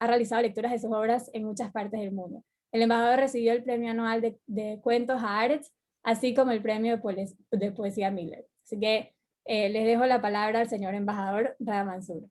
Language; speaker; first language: Spanish; native; Spanish